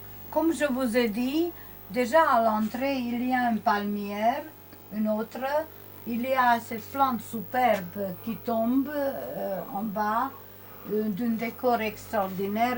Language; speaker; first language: French; non-native, learner; Romanian